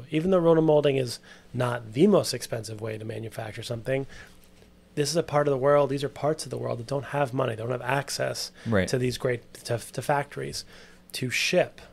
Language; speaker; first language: English; native; English